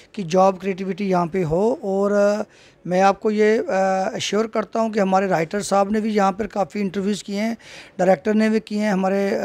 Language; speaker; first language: Hindi; native; Hindi